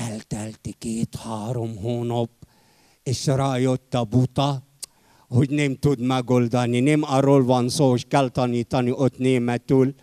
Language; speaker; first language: Hungarian; non-native, fluent; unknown